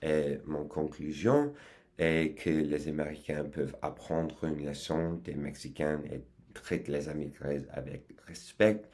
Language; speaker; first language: French; non-native, learner; English